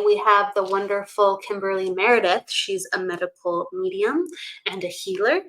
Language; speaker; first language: English; native; English